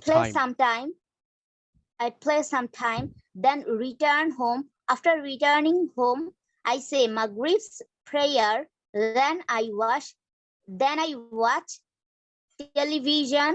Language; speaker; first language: English; non-native, learner; Bangla